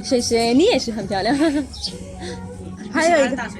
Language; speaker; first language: Chinese; non-native, fluent; Urdu